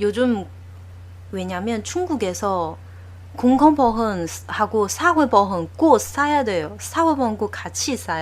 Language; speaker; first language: Korean; non-native, learner; Chinese